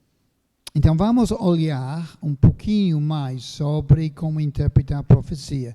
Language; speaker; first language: Portuguese; non-native, fluent; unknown